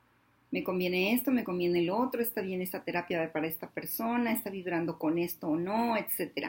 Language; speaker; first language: Spanish; native; Spanish